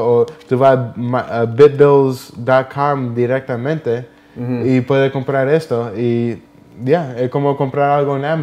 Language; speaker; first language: Spanish; early bilingual, heritage; Spanish